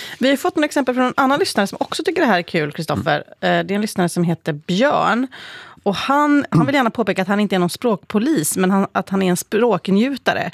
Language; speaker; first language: Swedish; native; Swedish